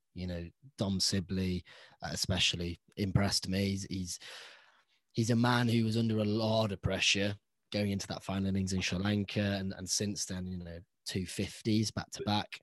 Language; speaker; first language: English; early bilingual, other home language; Hindi